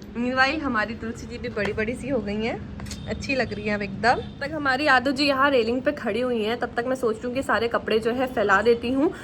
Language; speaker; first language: Hindi; native; Hindi